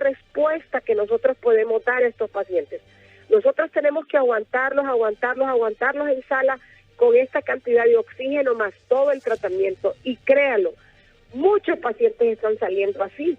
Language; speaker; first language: Spanish; native; Spanish